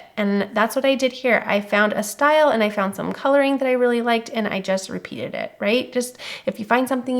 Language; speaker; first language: English; native; English